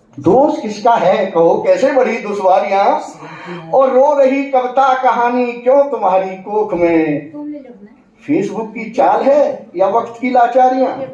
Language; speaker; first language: Hindi; native; Hindi